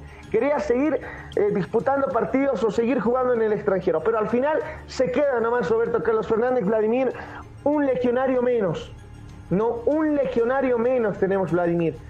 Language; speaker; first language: Spanish; native; Spanish